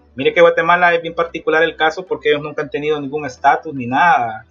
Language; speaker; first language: Spanish; native; Spanish